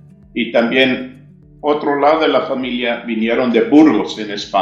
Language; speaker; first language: Spanish; early bilingual, heritage; English